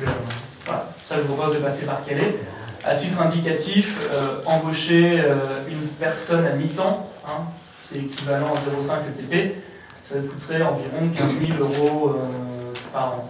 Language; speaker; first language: French; native; French